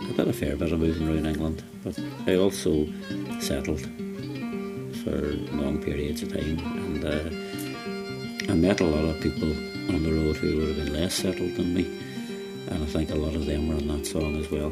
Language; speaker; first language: English; native; English